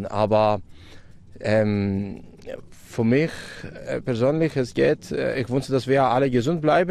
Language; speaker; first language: German; non-native, fluent; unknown